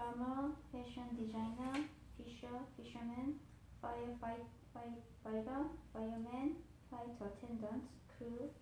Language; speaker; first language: English; non-native, learner; Korean